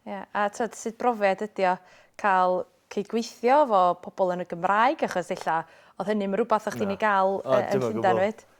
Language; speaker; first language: Welsh; native; Welsh